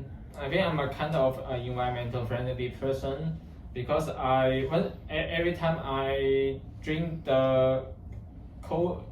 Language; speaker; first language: English; non-native, learner; Chinese